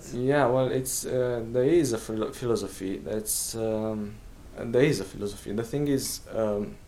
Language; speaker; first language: English; non-native, fluent; Romanian